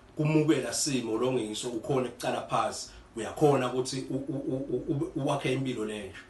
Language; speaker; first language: Zulu; non-native, local second language; Swati